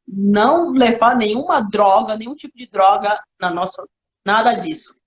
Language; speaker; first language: Portuguese; non-native, local second language; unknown